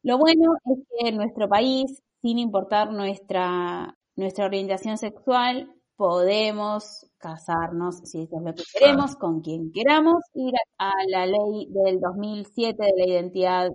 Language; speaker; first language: Spanish; native; Spanish